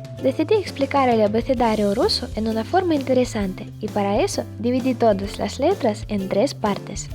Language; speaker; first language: Spanish; non-native, fluent; Russian